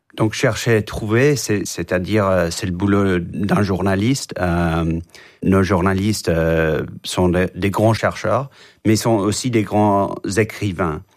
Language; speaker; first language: French; non-native, fluent; English